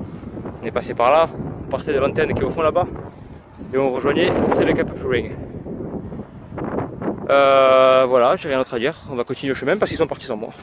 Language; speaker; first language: French; native; French